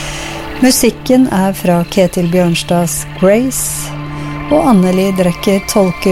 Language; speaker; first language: Norwegian; native; Norwegian